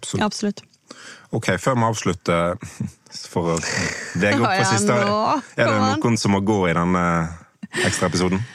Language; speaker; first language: Norwegian; native; Norwegian